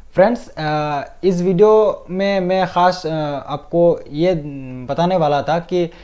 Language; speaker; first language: Hindi; non-native, fluent; Bangla